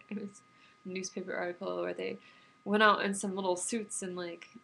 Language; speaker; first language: English; native; English